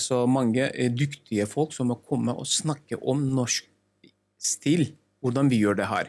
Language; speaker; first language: Norwegian; non-native, learner; Turkish